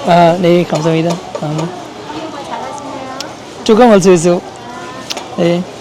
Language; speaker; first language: Korean; non-native, learner; Urdu